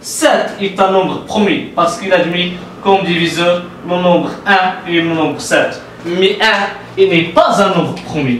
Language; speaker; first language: French; non-native, local second language; Arabic